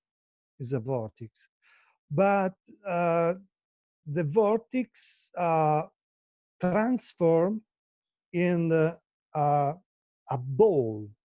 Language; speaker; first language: English; non-native, learner; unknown